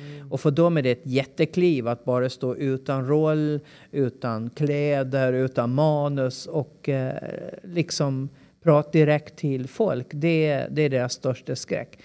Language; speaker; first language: Swedish; native; Swedish